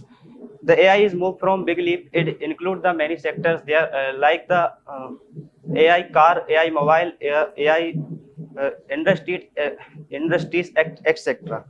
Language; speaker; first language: English; non-native, learner; Hindi